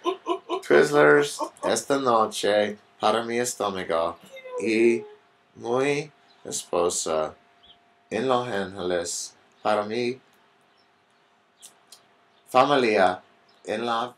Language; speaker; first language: Spanish; non-native, learner; English